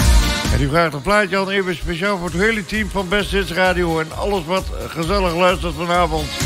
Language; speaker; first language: Dutch; native; Dutch